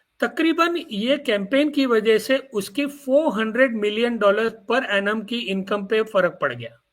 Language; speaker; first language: Urdu; non-native, local second language; Gujarati